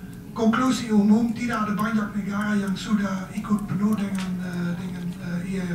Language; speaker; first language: Indonesian; non-native, fluent; Dutch